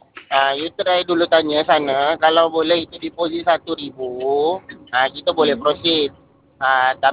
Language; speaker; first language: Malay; non-native, local second language; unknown